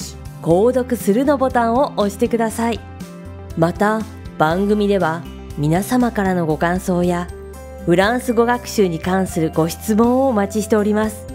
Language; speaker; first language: Japanese; native; Japanese